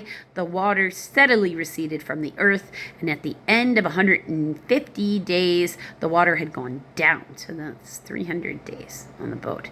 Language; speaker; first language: English; native; English